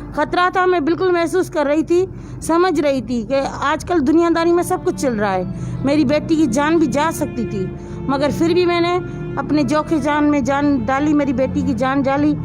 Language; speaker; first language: Urdu; non-native, local second language; Sindhi